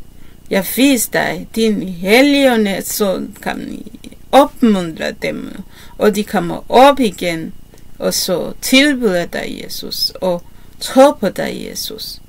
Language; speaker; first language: Danish; non-native, learner; Kinyarwanda